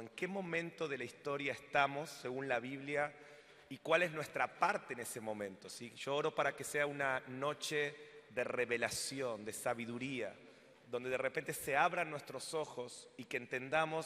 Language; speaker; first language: Spanish; native; Spanish